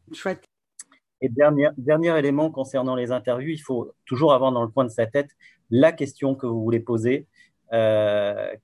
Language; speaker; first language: French; native; French